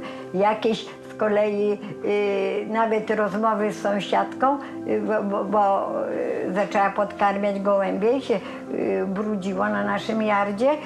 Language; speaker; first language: Polish; native; Polish